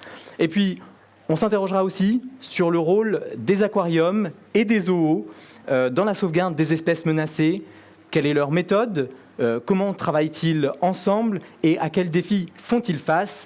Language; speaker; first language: French; native; French